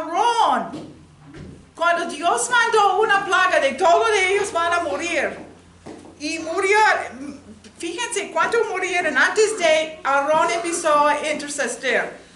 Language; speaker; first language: Spanish; non-native, learner; English